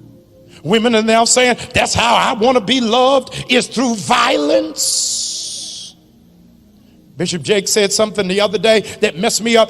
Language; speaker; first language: English; native; English